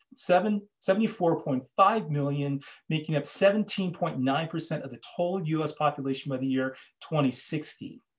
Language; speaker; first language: English; native; English